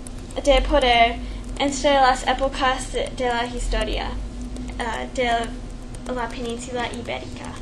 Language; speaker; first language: Spanish; non-native, learner; English